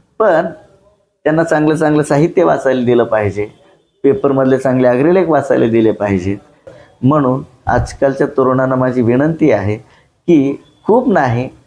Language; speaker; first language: Marathi; non-native, local second language; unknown